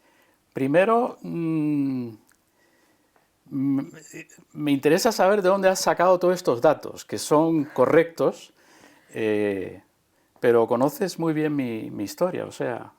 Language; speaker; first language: Spanish; early bilingual, other home language; English